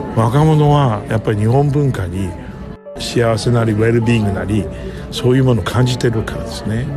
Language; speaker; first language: Japanese; native; Japanese